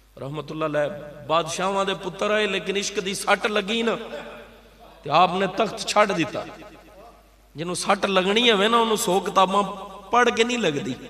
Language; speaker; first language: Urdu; non-native, local second language; Punjabi